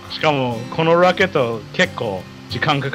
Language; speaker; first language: Japanese; non-native, fluent; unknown